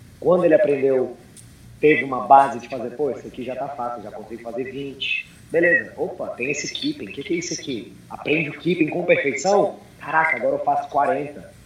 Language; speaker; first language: Portuguese; early bilingual, heritage; Portuguese